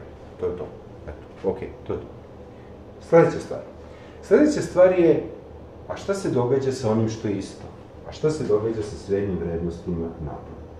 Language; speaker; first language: Serbian; native; Serbian